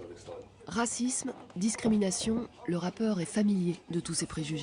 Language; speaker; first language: French; native; French